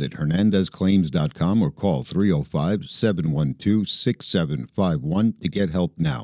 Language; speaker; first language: English; native; English